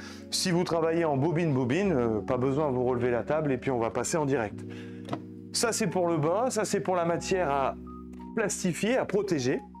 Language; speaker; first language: French; native; French